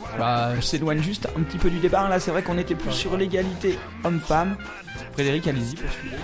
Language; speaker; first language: French; native; French